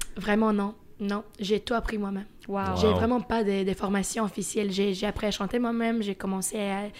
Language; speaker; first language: French; early bilingual, other home language; Russian